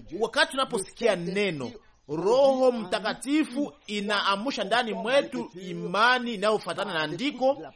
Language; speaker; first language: Swahili; native; Swahili